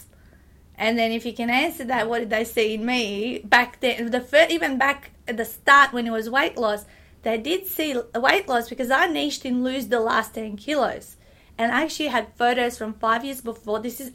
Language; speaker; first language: English; non-native, fluent; Macedonian